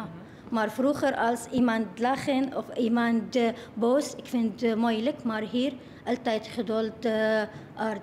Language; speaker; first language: Dutch; non-native, learner; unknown